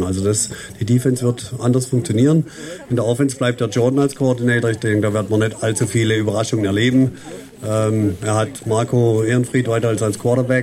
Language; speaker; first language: German; native; German